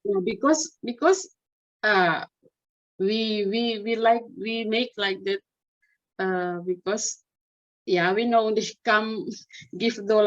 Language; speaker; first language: English; non-native, learner; Indonesian